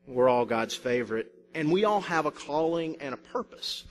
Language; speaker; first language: English; native; English